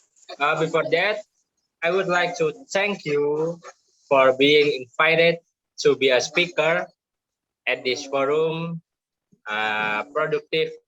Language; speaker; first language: English; non-native, learner; Indonesian